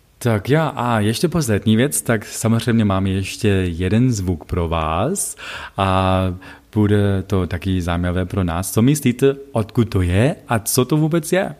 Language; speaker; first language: Czech; non-native, learner; German